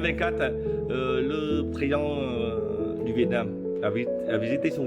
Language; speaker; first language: French; non-native, fluent; Vietnamese